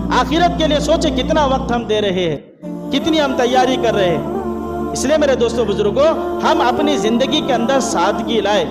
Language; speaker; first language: Urdu; native; Urdu